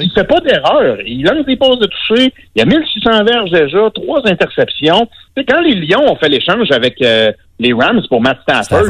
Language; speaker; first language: French; native; French